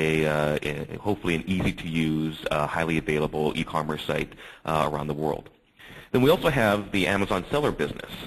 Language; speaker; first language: English; native; English